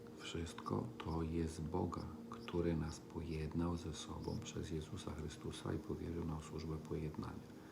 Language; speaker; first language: Polish; early bilingual, heritage; Polish